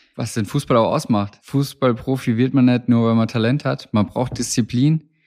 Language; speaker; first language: German; native; German